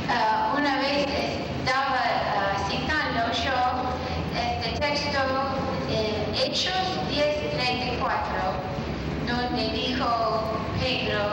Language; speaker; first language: Spanish; non-native, fluent; English